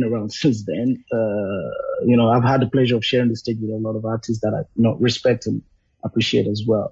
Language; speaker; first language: English; non-native, local second language; Yoruba